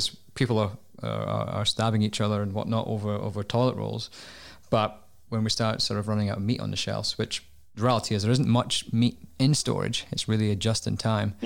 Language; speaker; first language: English; native; English